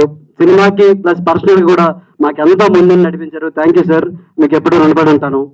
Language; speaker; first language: Telugu; native; Telugu